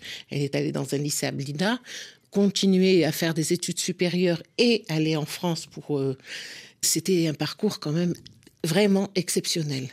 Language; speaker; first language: French; non-native, local second language; Arabic